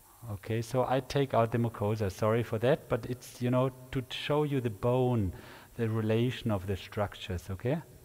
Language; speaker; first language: English; non-native, fluent; German